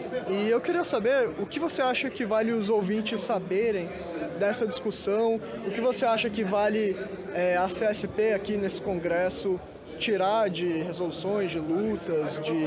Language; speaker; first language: Portuguese; native; Portuguese